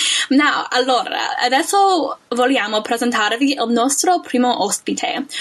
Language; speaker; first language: Italian; non-native, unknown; English